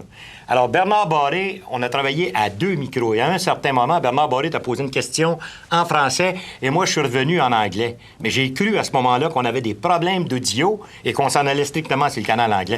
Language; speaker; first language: French; native; French